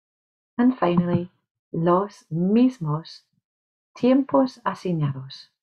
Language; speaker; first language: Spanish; non-native, fluent; English